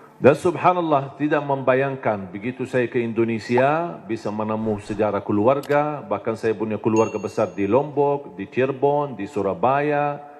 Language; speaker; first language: Indonesian; non-native, fluent; Arabic